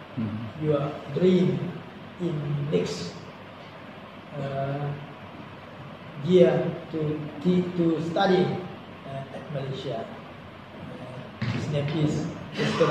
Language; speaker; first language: English; non-native, learner; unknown